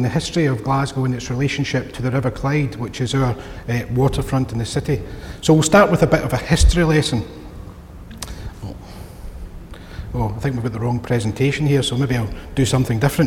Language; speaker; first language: English; native; English